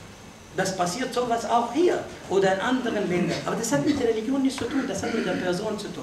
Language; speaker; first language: German; non-native, fluent; Arabic